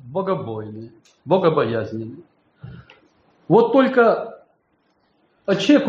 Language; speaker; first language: Polish; non-native, learner; Russian